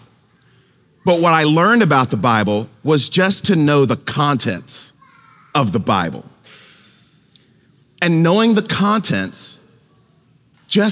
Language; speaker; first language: English; native; English